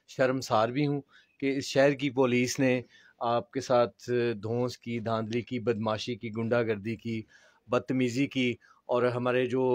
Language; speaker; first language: Urdu; non-native, local second language; Punjabi